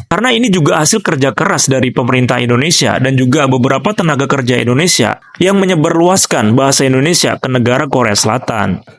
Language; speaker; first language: Indonesian; native; Indonesian